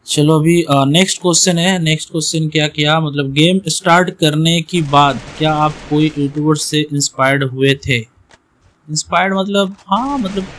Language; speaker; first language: Hindi; non-native, local second language; Bangla